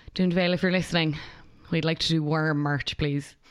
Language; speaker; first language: English; native; English